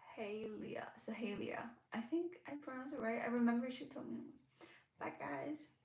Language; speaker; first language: English; non-native, local second language; Cantonese